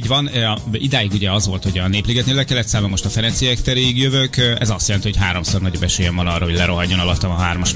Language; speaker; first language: Hungarian; native; Hungarian